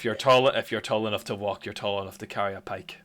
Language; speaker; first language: English; native; English